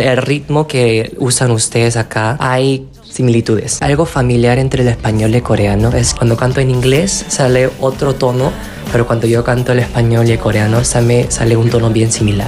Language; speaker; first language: Spanish; non-native, fluent; Korean